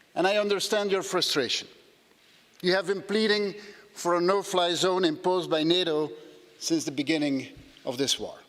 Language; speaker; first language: English; non-native, fluent; Dutch